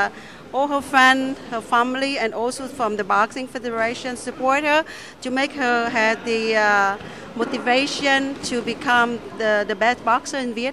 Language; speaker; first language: English; non-native, learner; Vietnamese